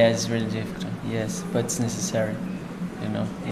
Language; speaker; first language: English; non-native, learner; Portuguese